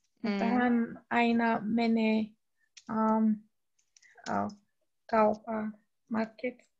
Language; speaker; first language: Finnish; non-native, learner; English